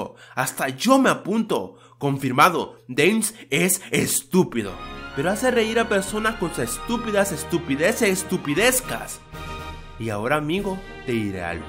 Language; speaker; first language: Spanish; native; Spanish